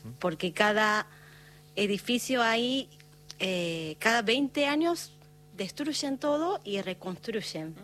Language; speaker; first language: Spanish; non-native, learner; Japanese